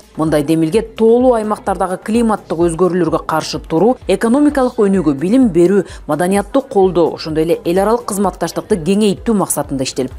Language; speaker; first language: Kyrgyz; native; Kyrgyz